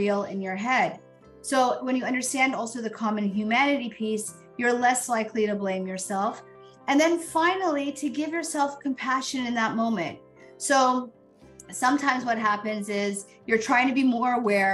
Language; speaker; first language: English; native; English